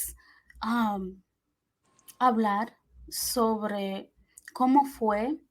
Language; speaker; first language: Spanish; early bilingual, heritage; Spanish